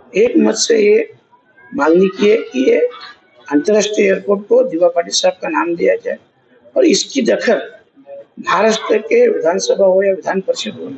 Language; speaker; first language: Hindi; non-native, local second language; Marathi